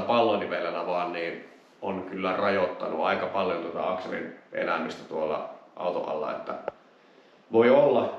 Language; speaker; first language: Finnish; native; Finnish